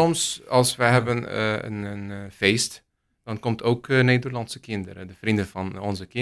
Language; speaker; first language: Dutch; non-native, learner; Arabic